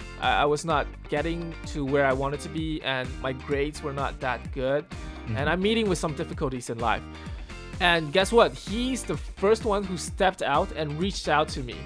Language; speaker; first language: English; early bilingual, other home language; Chinese